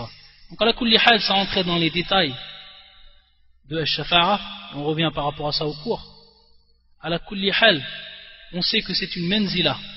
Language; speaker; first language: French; native; French